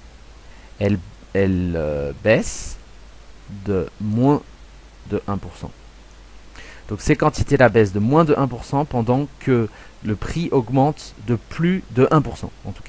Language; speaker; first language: French; native; French